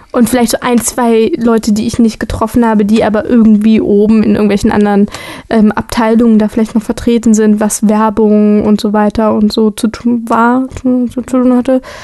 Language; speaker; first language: German; native; German